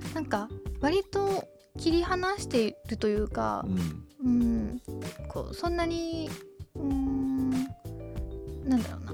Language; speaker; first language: Japanese; native; Japanese